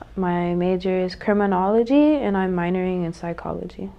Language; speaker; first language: English; native; English